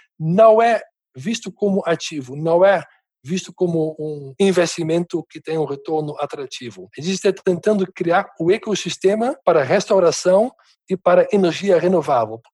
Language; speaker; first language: Portuguese; non-native, fluent; Dutch